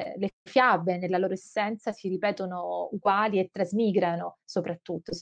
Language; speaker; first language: Italian; native; Italian